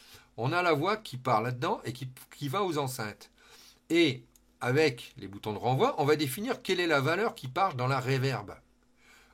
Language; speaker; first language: French; native; French